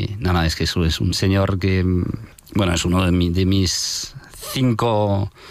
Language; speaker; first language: Spanish; non-native, fluent; French